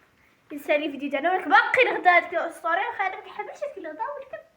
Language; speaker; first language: Arabic; native; Arabic